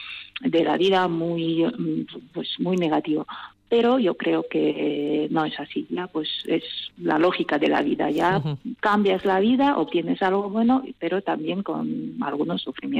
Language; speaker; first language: Spanish; non-native, fluent; Russian